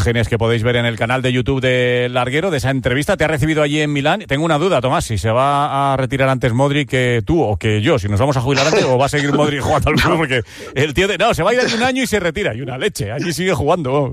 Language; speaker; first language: Spanish; native; Spanish